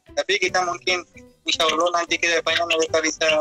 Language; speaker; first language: Indonesian; non-native, fluent; Spanish